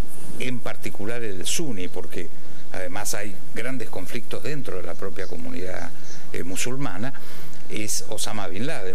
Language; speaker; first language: Spanish; native; Spanish